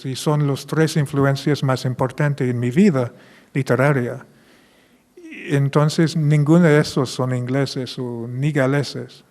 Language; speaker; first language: Spanish; non-native, fluent; English